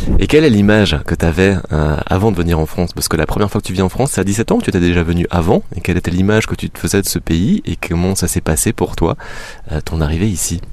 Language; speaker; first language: French; native; French